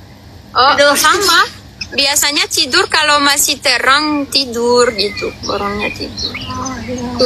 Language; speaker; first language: Indonesian; native; Indonesian